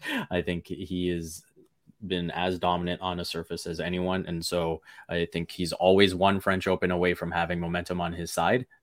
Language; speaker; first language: English; early bilingual, other home language; Hindi